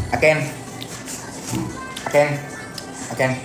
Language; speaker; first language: English; non-native, learner; Thai